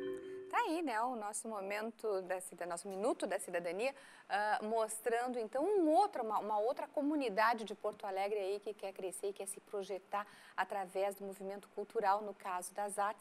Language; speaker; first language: Portuguese; native; Portuguese